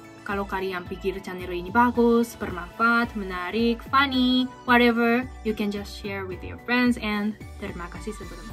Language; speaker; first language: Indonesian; non-native, fluent; Japanese